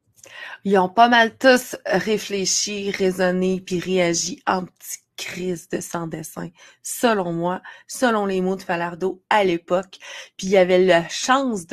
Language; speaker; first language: French; native; French